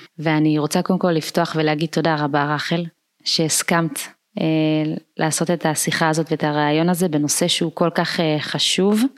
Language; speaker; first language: Hebrew; early bilingual, other home language; Amharic